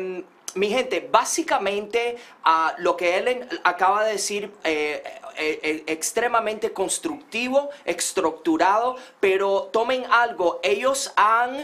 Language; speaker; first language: Spanish; early bilingual, heritage; Spanish